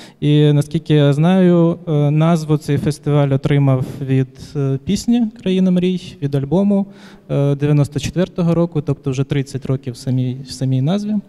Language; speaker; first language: Ukrainian; native; Ukrainian